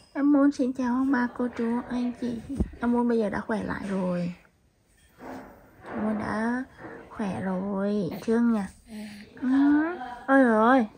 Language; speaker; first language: Vietnamese; native; Vietnamese